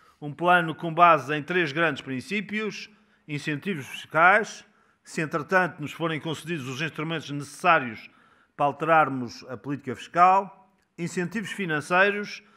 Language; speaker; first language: Portuguese; native; Portuguese